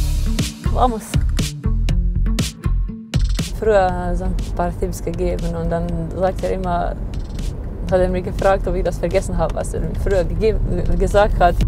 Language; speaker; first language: German; non-native, fluent; Slovenian